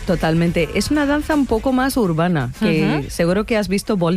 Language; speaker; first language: Spanish; non-native, fluent; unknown